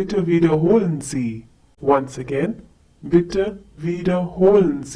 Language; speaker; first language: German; non-native, fluent; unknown